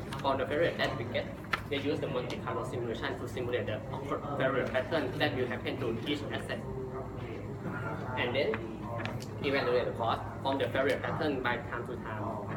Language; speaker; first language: English; non-native, learner; Thai